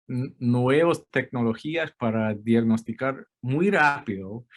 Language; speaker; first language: Spanish; non-native, fluent; English